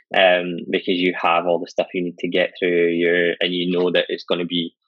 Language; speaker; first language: English; native; English